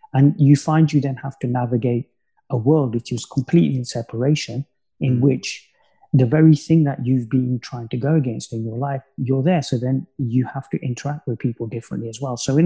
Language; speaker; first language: English; native; English